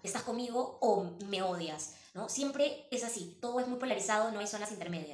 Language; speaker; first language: Spanish; native; Spanish